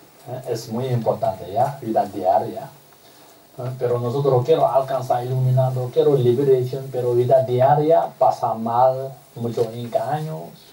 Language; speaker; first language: Spanish; non-native, learner; Tibetan